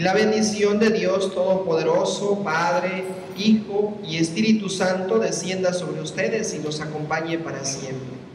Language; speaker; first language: Spanish; native; Spanish